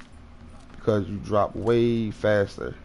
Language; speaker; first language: English; native; English